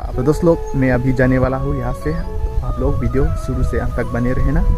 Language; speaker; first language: Hindi; non-native, local second language; Karbi